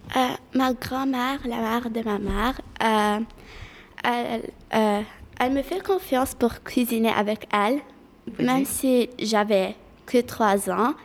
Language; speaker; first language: French; early bilingual, other home language; Arabic